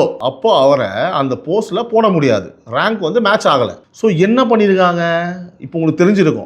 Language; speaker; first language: Tamil; native; Tamil